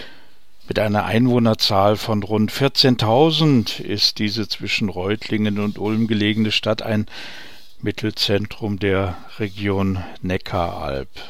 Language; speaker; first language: German; native; German